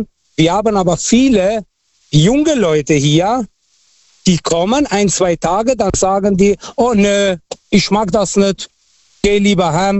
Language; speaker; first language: German; non-native, fluent; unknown